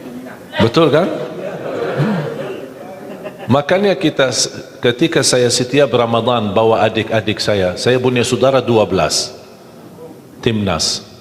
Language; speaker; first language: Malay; non-native, fluent; Arabic